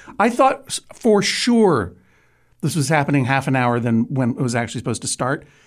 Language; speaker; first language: English; native; English